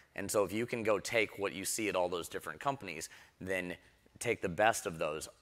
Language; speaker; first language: English; native; English